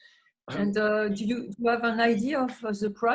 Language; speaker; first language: English; non-native, learner; French